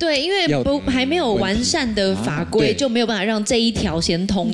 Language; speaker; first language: Chinese; native; Chinese